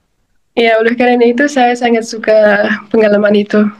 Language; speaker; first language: Indonesian; non-native, fluent; Uzbek